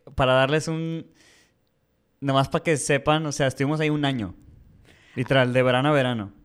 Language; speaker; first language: Spanish; early bilingual, heritage; Spanish